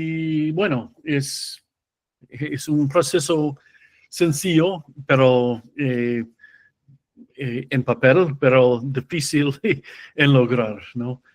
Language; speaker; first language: Spanish; non-native, fluent; English